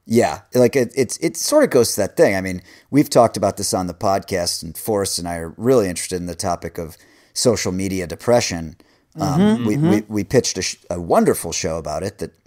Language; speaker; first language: English; native; English